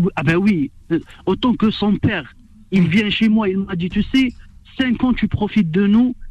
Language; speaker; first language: French; non-native, local second language; Arabic